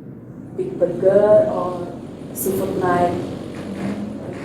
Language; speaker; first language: English; non-native, learner; Indonesian